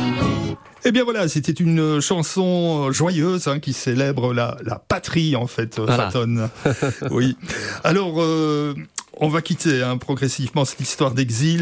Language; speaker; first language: French; native; French